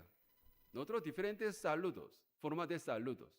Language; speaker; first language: Spanish; non-native, learner; Korean